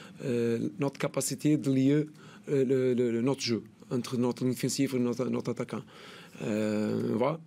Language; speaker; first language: French; non-native, learner; Portuguese